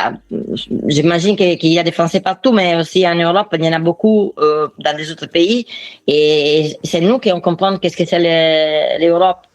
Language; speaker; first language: French; non-native, fluent; Italian